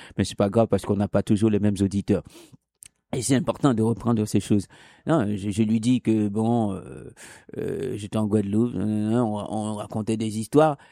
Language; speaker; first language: French; non-native, local second language; Haitian Creole